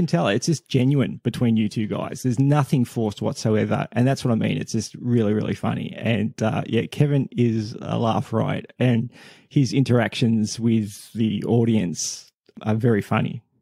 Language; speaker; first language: English; native; English